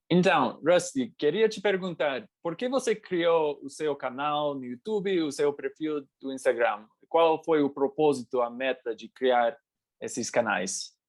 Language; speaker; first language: Portuguese; non-native, fluent; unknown